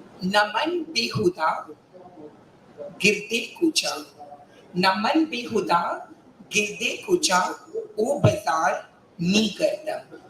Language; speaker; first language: Hindi; native; Hindi